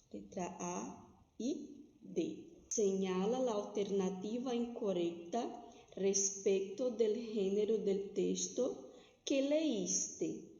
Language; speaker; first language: Spanish; non-native, fluent; Portuguese